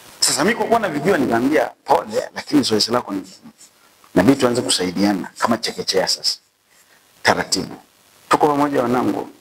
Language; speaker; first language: Swahili; native; Swahili